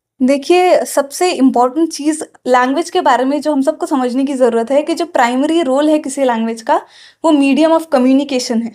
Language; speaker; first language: Hindi; non-native, local second language; Urdu